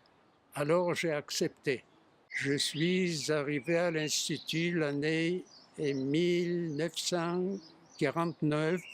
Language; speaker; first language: French; non-native, fluent; Yiddish